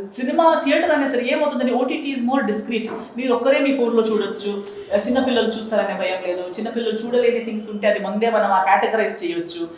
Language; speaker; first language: Telugu; non-native, fluent; Konkani